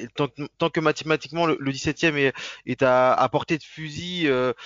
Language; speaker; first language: French; native; French